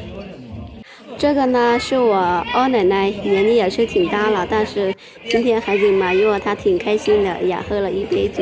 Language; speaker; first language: Chinese; non-native, fluent; Lao